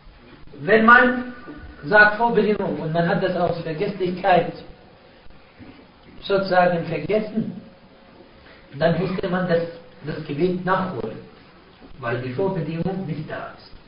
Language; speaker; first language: German; non-native, fluent; Arabic